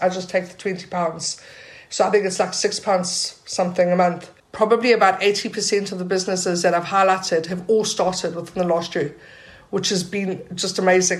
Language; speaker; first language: English; native; English